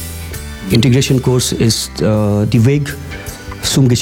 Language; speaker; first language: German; non-native, learner; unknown